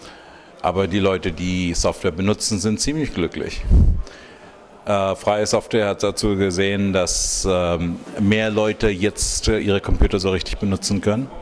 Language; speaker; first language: German; non-native, fluent; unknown